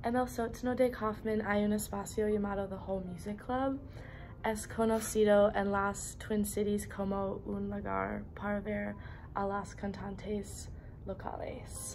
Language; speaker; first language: Spanish; non-native, learner; English